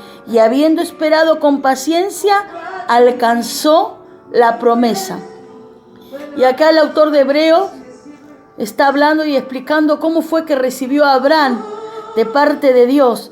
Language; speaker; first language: Spanish; native; Spanish